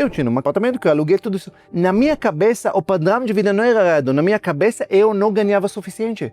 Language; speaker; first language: Portuguese; non-native, fluent; Hebrew